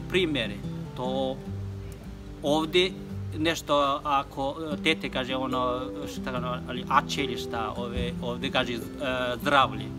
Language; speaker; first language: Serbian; non-native, learner; Chinese